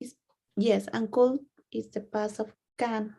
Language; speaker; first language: English; non-native, learner; Spanish